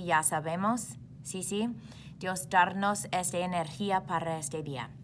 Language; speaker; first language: Spanish; non-native, fluent; English